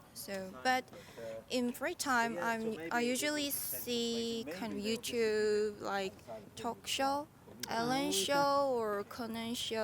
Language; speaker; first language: English; non-native, learner; Korean